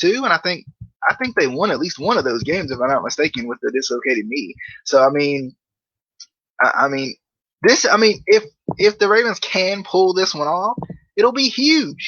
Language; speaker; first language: English; native; English